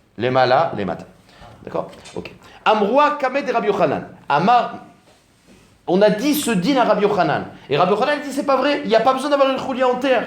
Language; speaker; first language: French; native; French